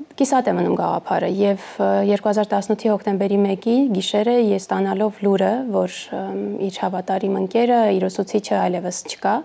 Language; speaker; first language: Armenian; native; Armenian